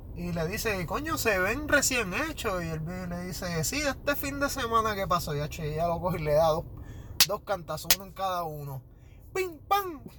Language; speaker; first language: Spanish; native; Spanish